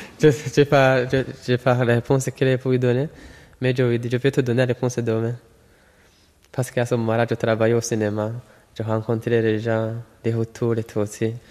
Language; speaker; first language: French; non-native, local second language; Rundi